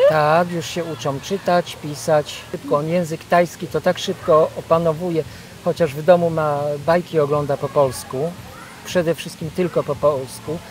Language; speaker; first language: Polish; native; Polish